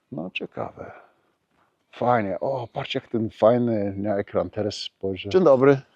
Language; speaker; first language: Polish; early bilingual, heritage; Polish